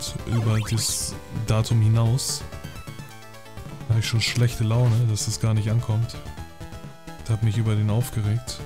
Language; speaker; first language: German; native; German